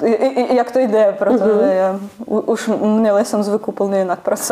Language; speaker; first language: Czech; non-native, learner; Russian